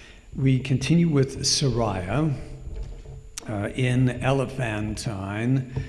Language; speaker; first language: English; native; English